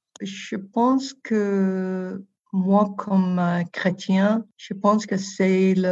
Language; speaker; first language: French; non-native, fluent; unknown